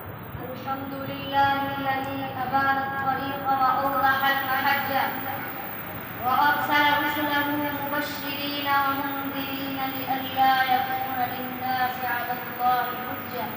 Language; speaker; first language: Arabic; non-native, learner; Urdu